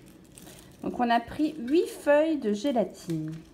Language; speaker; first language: French; native; French